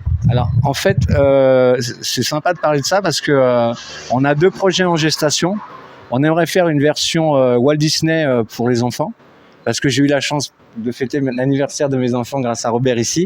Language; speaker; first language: French; native; French